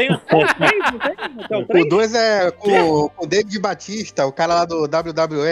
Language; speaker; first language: Portuguese; native; Portuguese